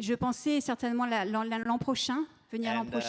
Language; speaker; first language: French; native; French